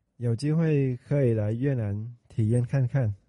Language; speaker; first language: Chinese; non-native, learner; Vietnamese